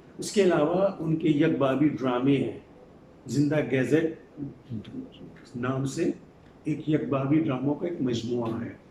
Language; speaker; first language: Urdu; non-native, fluent; Morisyen